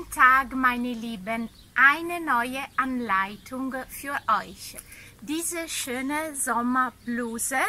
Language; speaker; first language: German; non-native, fluent; Italian